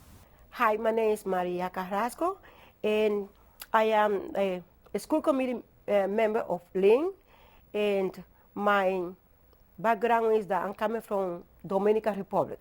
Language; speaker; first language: English; non-native, local second language; Spanish